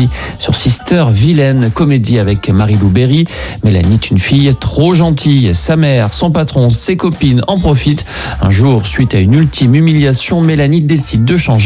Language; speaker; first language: French; native; French